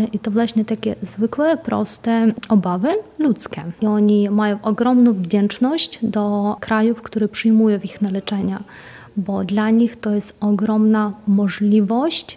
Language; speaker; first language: Polish; non-native, fluent; Ukrainian